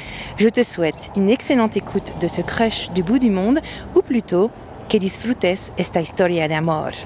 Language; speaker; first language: French; native; French